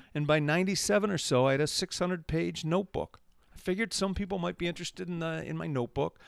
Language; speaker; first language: English; native; English